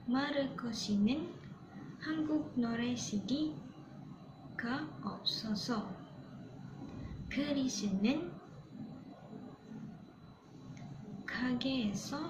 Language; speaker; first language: Korean; non-native, learner; Malay